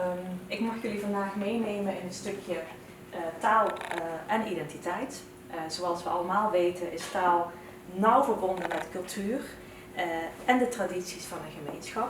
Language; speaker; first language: Dutch; early bilingual, other home language; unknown